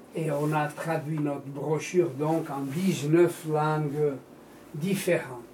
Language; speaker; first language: French; non-native, fluent; Portuguese